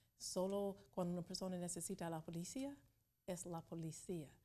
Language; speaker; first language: Spanish; non-native, learner; English